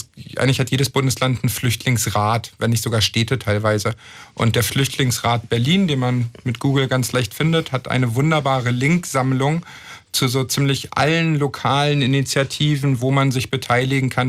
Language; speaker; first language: German; native; German